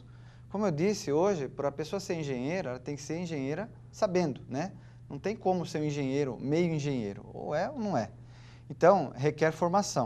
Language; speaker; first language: Portuguese; native; Portuguese